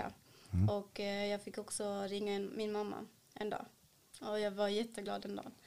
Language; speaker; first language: Swedish; early bilingual, other home language; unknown